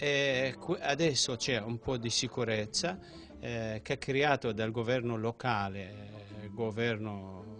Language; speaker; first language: Italian; non-native, fluent; Central Kurdish